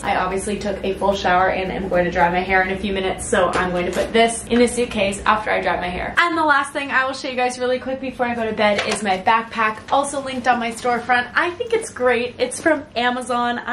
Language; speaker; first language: English; native; English